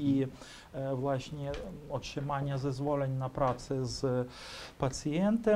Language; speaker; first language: Polish; non-native, fluent; Ukrainian